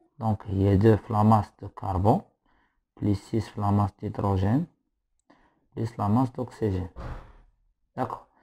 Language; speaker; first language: French; non-native, local second language; Arabic